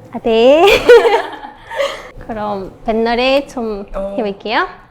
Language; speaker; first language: Korean; non-native, fluent; Spanish